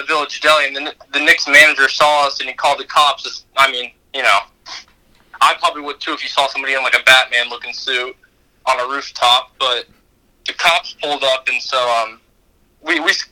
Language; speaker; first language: English; native; English